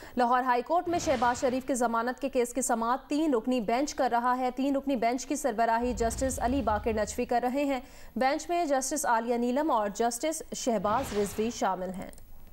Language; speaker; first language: Urdu; native; Urdu